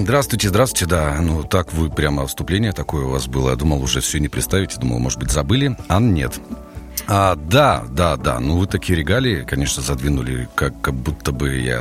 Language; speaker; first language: Russian; native; Russian